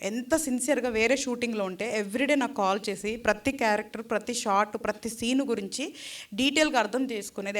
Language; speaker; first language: Telugu; native; Telugu